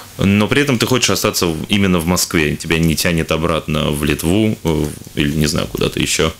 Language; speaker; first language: Russian; native; Russian